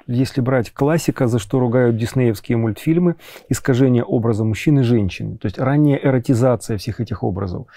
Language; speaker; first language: Russian; native; Russian